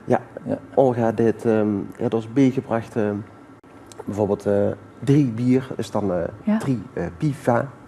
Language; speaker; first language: Dutch; non-native, local second language; Limburgish